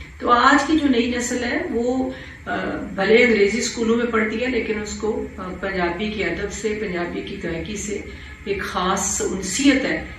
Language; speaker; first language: Urdu; non-native, local second language; Punjabi